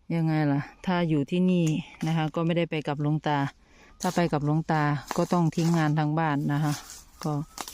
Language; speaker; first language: Thai; non-native, local second language; Lao